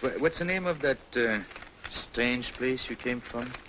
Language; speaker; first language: English; non-native, fluent; French